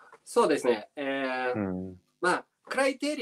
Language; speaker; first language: Japanese; non-native, learner; Russian